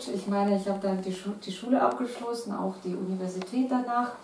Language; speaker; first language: German; non-native, fluent; Russian